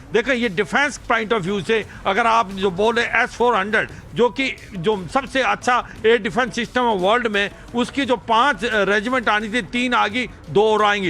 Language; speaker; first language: Hindi; native; Hindi